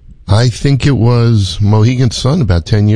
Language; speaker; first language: English; native; English